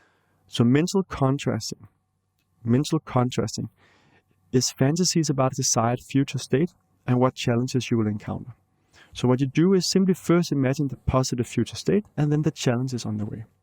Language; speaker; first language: English; non-native, fluent; Danish